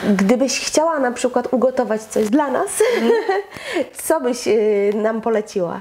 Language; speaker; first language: Polish; native; Polish